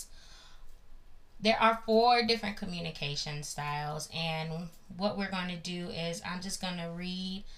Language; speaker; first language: English; native; English